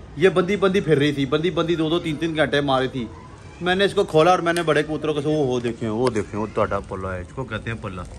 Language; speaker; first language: Urdu; non-native, local second language; Punjabi